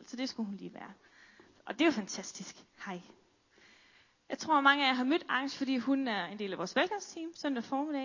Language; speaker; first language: Danish; native; Danish